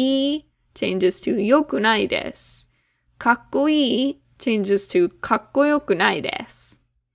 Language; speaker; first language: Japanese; non-native, fluent; English